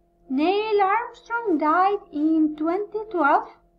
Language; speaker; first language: English; non-native, fluent; Albanian